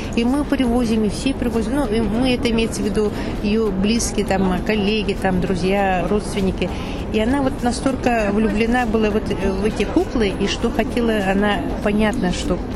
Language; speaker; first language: Russian; non-native, local second language; Yakut